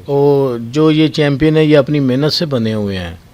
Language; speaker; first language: Urdu; non-native, local second language; Punjabi